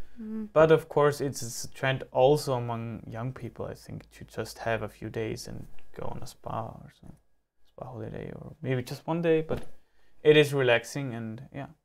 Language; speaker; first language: English; non-native, fluent; German